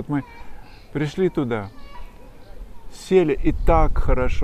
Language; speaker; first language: Russian; native; Russian